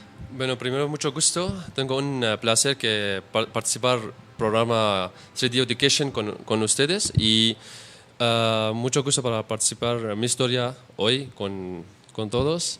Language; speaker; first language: Spanish; non-native, learner; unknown